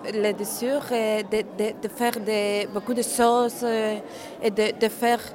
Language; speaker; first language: French; non-native, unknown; Spanish